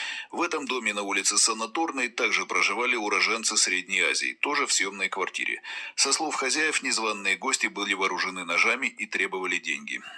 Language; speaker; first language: Russian; native; Russian